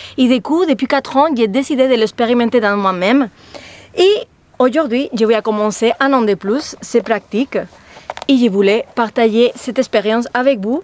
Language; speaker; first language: French; non-native, fluent; Spanish